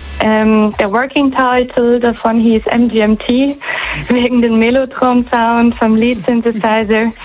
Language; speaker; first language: German; non-native, fluent; Portuguese